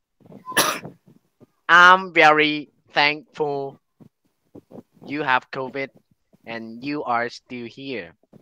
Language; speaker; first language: English; non-native, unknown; Vietnamese